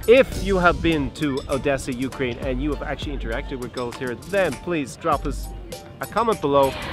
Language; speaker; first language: English; native; English